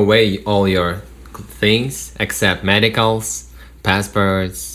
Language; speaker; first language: English; non-native, learner; Russian